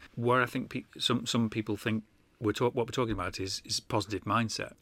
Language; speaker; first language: English; native; English